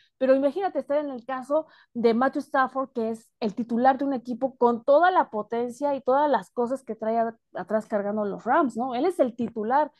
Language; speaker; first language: Spanish; native; Spanish